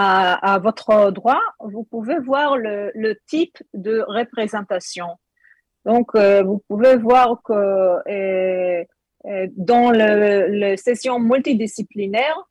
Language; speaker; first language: French; non-native, learner; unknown